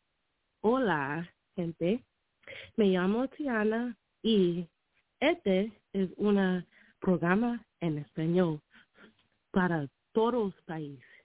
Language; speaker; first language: Spanish; non-native, learner; English